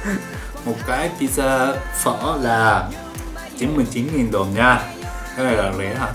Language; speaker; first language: Vietnamese; non-native, learner; Japanese